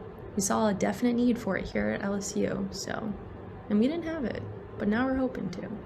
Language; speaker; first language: English; native; English